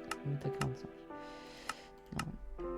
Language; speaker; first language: French; native; French